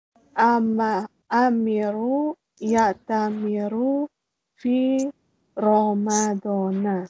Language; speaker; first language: Arabic; non-native, learner; Malay